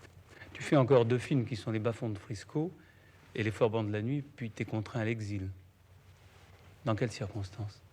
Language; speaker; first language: French; native; French